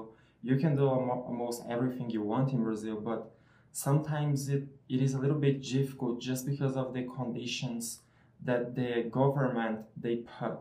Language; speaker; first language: English; non-native, fluent; Portuguese